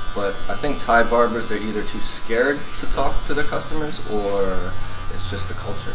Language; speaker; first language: English; early bilingual, other home language; Thai